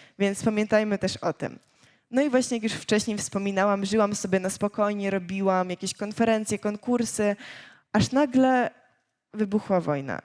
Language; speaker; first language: Polish; early bilingual, other home language; Ukrainian